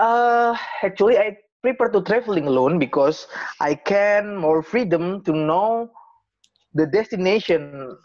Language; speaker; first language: English; non-native, learner; Indonesian